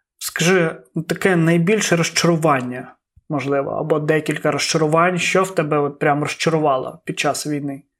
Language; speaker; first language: Ukrainian; non-native, local second language; Russian